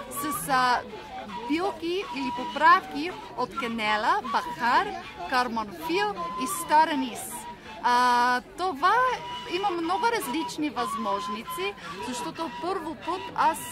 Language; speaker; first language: Bulgarian; non-native, learner; English